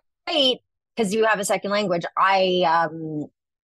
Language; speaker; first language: English; native; English